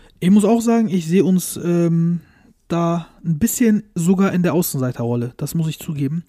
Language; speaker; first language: German; early bilingual, other home language; Turkish